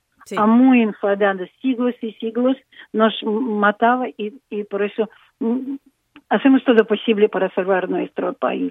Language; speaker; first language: Spanish; non-native, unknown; Ukrainian